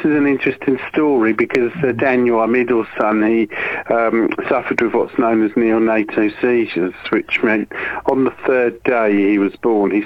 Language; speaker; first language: English; native; English